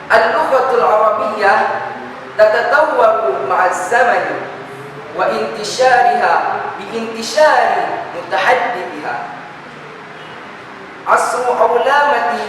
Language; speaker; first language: Arabic; non-native, learner; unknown